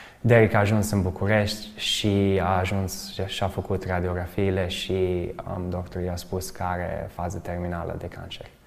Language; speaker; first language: Romanian; early bilingual, other home language; English